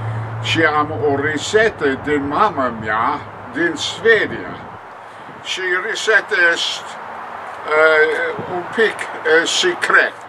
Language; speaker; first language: Romanian; non-native, learner; English